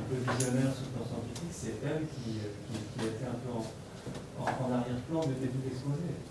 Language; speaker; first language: French; native; French